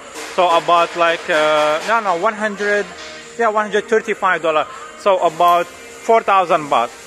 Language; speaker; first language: English; non-native, learner; French